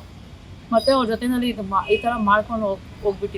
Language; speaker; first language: Kannada; non-native, local second language; Urdu